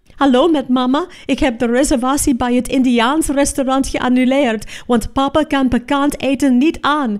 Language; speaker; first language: Dutch; non-native, fluent; English